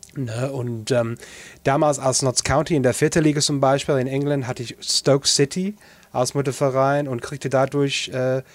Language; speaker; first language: German; non-native, fluent; English